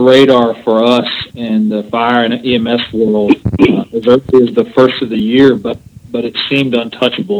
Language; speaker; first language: English; native; English